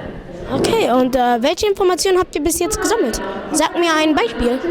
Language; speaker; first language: German; non-native, local second language; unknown